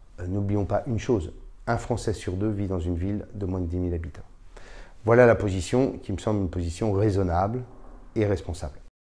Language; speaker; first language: French; native; French